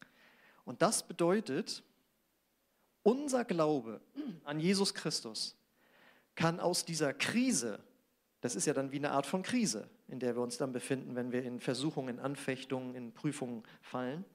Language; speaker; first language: German; native; German